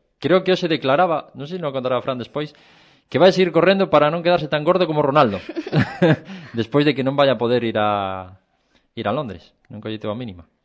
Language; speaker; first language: Galician; native; Galician